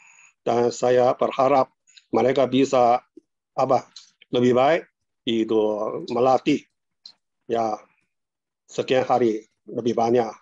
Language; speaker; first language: Indonesian; non-native, fluent; Chinese